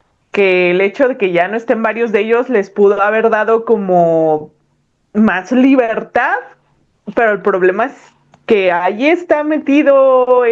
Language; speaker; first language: Spanish; native; Spanish